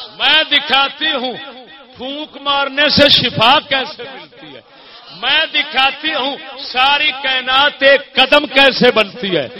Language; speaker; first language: Urdu; non-native, local second language; Punjabi